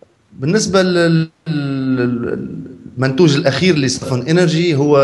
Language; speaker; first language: Arabic; native; Arabic